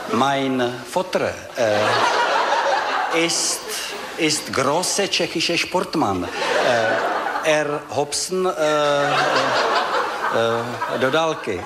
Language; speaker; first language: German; non-native, learner; Czech